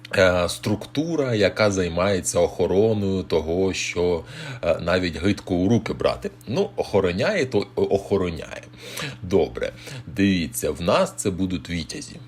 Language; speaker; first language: Ukrainian; native; Ukrainian